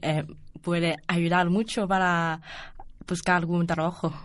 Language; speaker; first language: Spanish; non-native, learner; Chinese